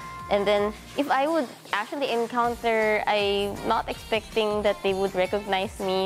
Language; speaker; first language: English; non-native, local second language; Filipino